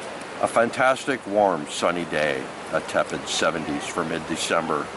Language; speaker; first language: English; native; English